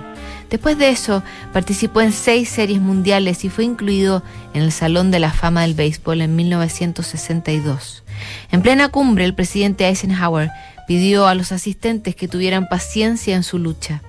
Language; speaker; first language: Spanish; native; Spanish